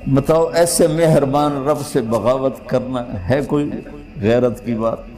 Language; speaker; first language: Urdu; non-native, local second language; Punjabi